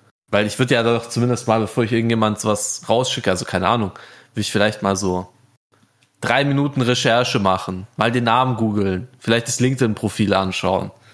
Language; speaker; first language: German; native; German